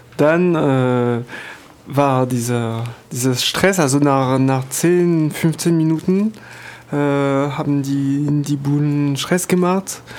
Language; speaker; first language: German; non-native, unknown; French